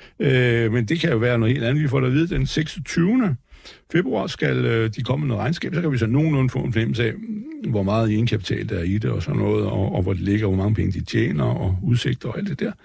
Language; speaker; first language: Danish; native; Danish